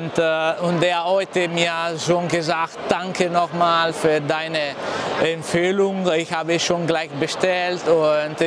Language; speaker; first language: German; non-native, learner; Italian